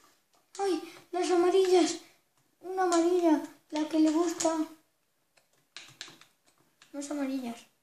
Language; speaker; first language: Spanish; native; Spanish